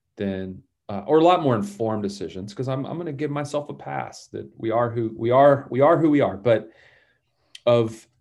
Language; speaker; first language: English; native; English